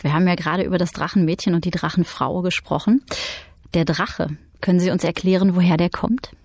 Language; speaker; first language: German; native; German